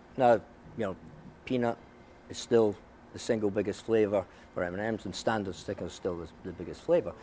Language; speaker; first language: English; native; English